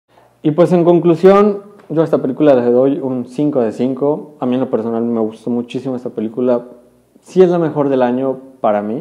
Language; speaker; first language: Spanish; native; Spanish